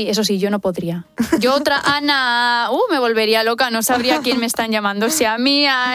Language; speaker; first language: Spanish; native; Spanish